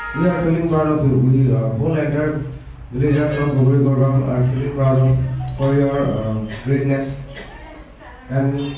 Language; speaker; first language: English; non-native, local second language; Assamese